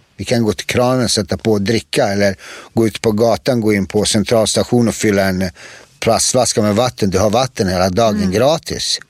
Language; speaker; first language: Swedish; early bilingual, other home language; Serbian